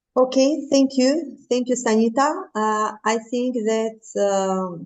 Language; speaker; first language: English; non-native, fluent; Albanian